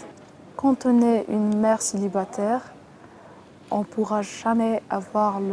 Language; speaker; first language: French; non-native, local second language; Arabic